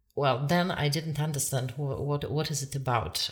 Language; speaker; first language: English; non-native, fluent; Polish